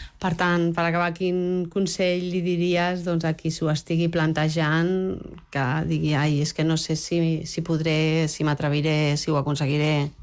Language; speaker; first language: Catalan; native; Catalan